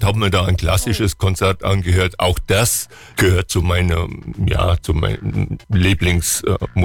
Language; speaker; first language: German; native; German